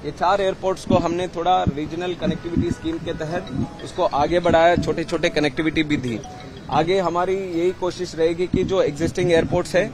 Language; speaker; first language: Hindi; non-native, local second language; Telugu